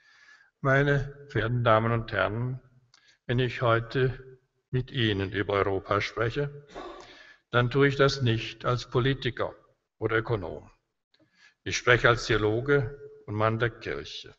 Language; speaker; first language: German; native; German